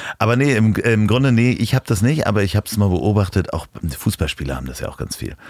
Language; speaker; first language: German; native; German